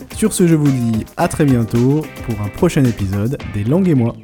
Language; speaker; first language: French; native; French